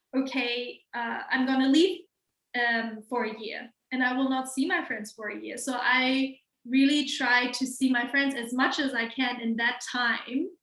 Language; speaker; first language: English; non-native, fluent; German